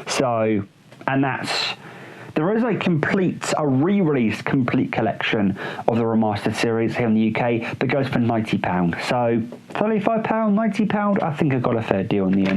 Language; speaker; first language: English; native; English